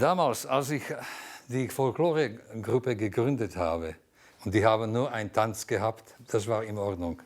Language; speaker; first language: German; non-native, fluent; Slovak